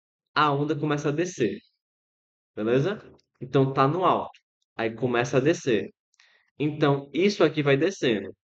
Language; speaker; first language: Portuguese; native; Portuguese